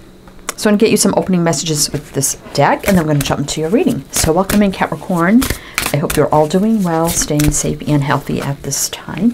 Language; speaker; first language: English; native; English